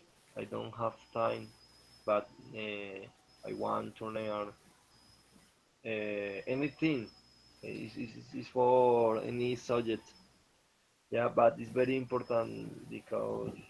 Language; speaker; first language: English; non-native, learner; Spanish